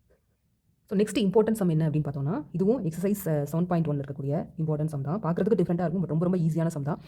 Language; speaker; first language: Tamil; native; Tamil